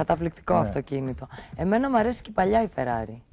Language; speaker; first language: Greek; native; Greek